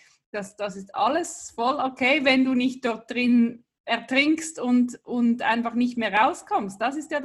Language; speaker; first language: German; native; German